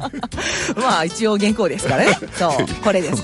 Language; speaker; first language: Japanese; native; Japanese